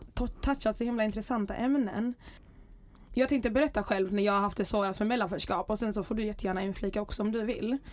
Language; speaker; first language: Swedish; early bilingual, other home language; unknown